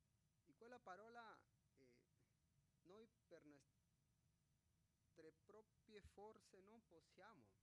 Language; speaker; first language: Italian; non-native, fluent; Spanish